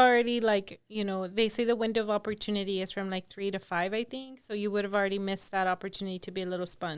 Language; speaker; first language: English; early bilingual, other home language; Spanish